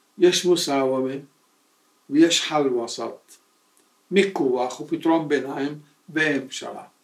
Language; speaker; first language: Hebrew; early bilingual, other home language; Arabic